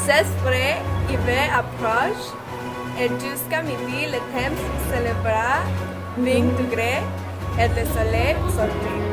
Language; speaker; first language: French; non-native, learner; Spanish